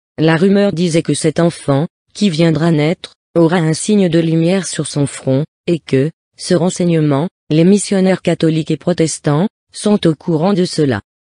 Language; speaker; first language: French; non-native, local second language; Lingala